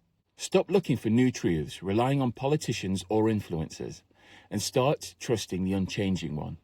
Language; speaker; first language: English; native; English